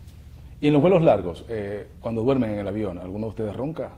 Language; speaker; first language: Spanish; native; Spanish